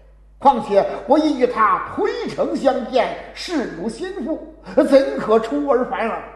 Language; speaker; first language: Chinese; native; Chinese